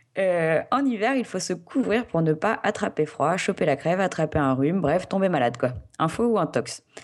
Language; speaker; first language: French; native; French